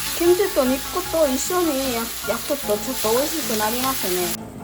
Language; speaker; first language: Japanese; non-native, fluent; Korean